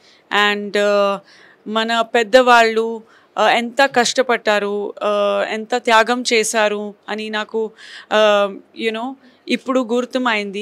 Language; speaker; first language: Telugu; non-native, fluent; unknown